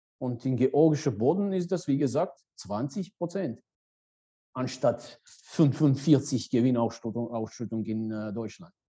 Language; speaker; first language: German; non-native, fluent; Georgian